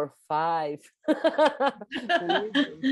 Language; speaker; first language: English; non-native, learner; German